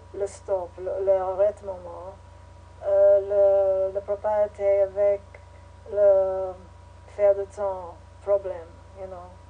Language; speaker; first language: French; non-native, learner; English